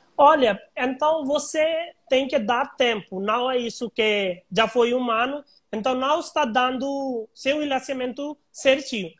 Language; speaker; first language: Portuguese; non-native, learner; Hindi